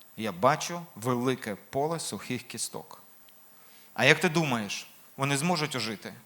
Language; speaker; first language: Ukrainian; non-native, local second language; Russian